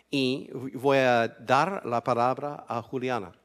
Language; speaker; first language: Spanish; non-native, fluent; English